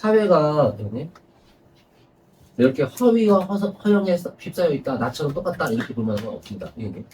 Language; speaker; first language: Korean; native; Korean